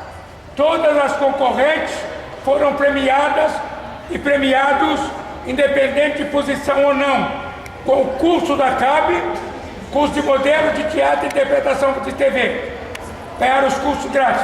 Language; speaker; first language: Portuguese; native; Portuguese